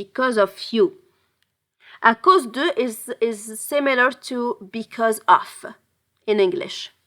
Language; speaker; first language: English; non-native, fluent; French